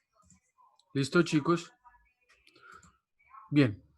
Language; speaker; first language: Spanish; native; Spanish